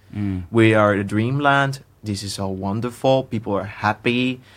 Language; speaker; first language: English; non-native, fluent; Spanish